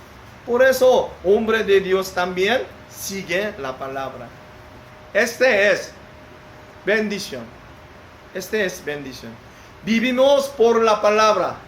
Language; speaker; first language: Spanish; non-native, learner; Korean